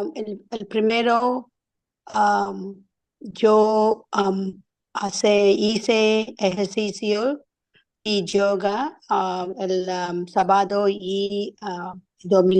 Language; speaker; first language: Spanish; non-native, learner; English